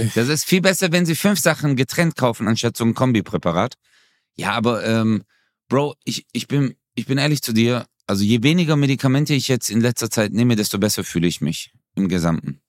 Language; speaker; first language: German; early bilingual, other home language; Turkish